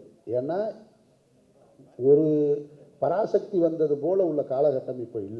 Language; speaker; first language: Tamil; native; Tamil